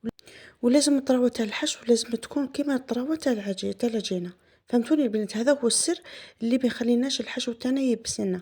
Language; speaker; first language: Arabic; native; Arabic